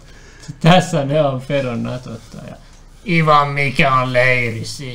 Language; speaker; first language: Finnish; native; Finnish